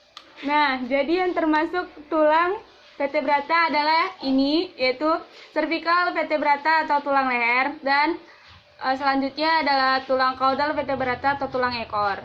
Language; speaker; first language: Indonesian; native; Indonesian